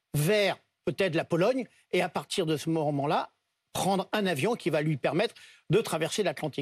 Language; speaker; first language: French; native; French